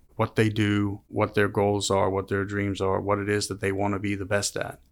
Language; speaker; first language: English; non-native, fluent; Danish